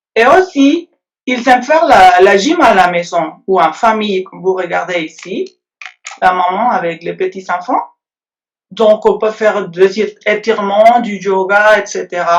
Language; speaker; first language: French; non-native, fluent; Spanish